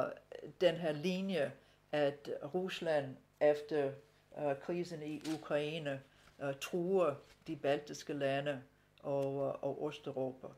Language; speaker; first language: Danish; non-native, fluent; English